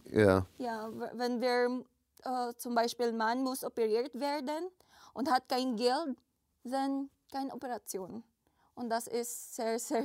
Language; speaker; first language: German; non-native, learner; Filipino